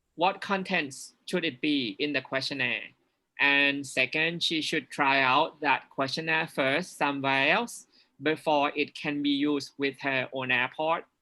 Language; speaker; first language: English; non-native, fluent; Thai